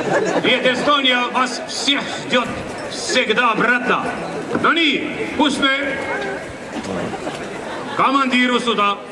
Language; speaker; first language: Russian; non-native, local second language; Estonian